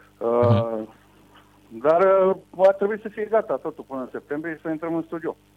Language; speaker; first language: Romanian; native; Romanian